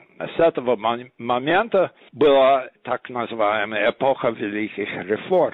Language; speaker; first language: Russian; non-native, fluent; English